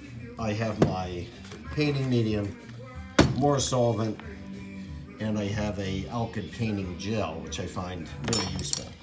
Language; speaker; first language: English; native; English